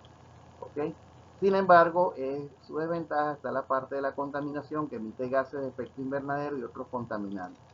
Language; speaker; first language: Spanish; native; Spanish